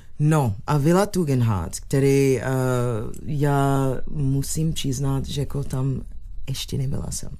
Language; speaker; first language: Czech; non-native, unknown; English